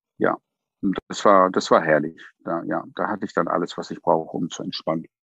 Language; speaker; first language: German; non-native, fluent; English